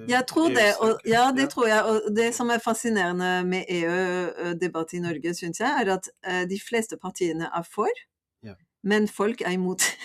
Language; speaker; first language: Norwegian; non-native, fluent; French